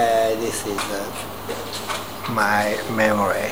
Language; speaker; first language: English; non-native, learner; Japanese